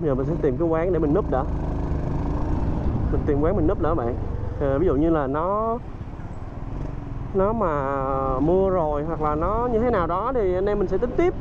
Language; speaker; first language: Vietnamese; native; Vietnamese